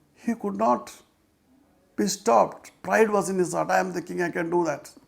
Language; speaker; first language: English; non-native, local second language; Malayalam